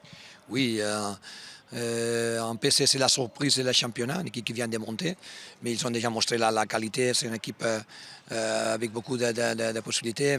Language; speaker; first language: French; non-native, fluent; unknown